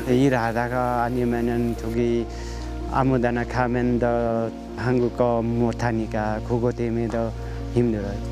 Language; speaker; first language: Korean; non-native, learner; Nepali